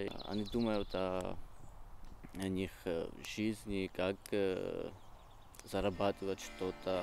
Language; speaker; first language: Russian; non-native, learner; Georgian